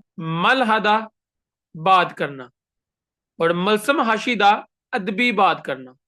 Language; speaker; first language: Urdu; native; Urdu